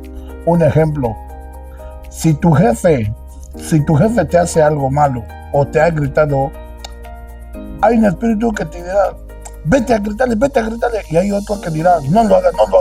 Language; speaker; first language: Spanish; non-native, local second language; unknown